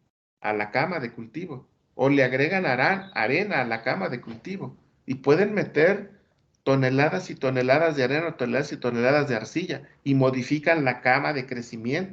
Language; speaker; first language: Spanish; native; Spanish